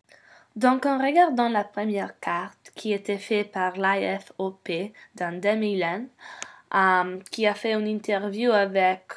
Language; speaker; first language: French; non-native, learner; English